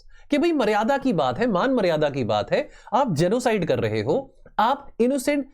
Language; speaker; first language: Hindi; native; Hindi